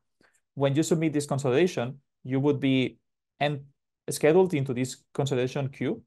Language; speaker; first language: English; non-native, fluent; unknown